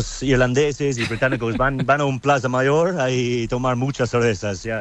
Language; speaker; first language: Spanish; non-native, learner; English